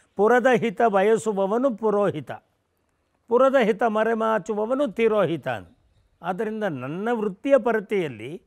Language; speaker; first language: Kannada; non-native, local second language; Tamil